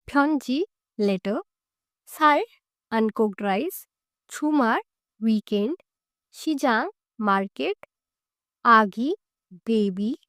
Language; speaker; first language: Korean; non-native, fluent; Hindi